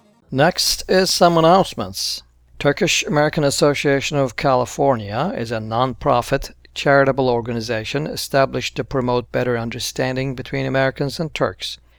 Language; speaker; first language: English; non-native, fluent; Turkish